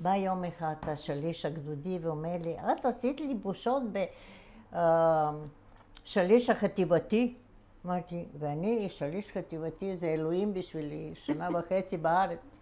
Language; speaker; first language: Hebrew; non-native, fluent; Bulgarian